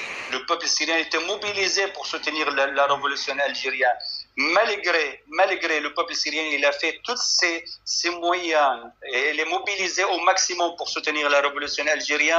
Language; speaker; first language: French; non-native, fluent; Arabic